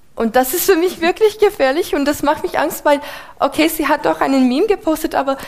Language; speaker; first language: German; non-native, fluent; English